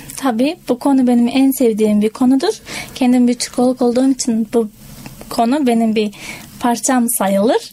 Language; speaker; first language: Turkish; non-native, fluent; Kazakh